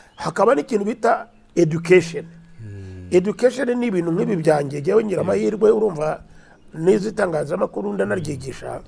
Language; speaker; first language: Kinyarwanda; early bilingual, heritage; Kinyarwanda